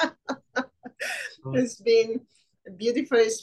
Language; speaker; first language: English; non-native, fluent; Italian